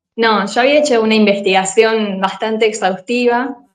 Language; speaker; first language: Spanish; native; Spanish